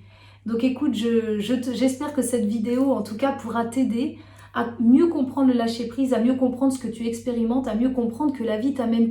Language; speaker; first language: French; native; French